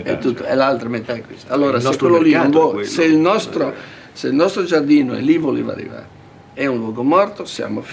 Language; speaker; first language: Italian; native; Italian